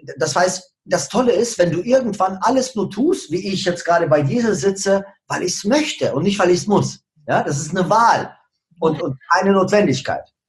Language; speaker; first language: German; early bilingual, other home language; Russian